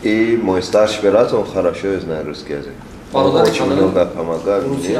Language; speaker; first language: Russian; non-native, learner; Persian